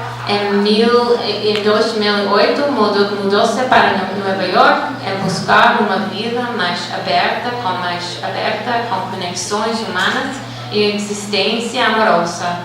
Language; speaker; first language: Portuguese; non-native, fluent; English